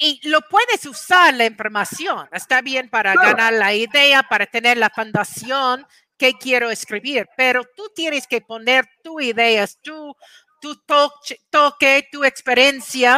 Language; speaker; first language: Spanish; non-native, fluent; English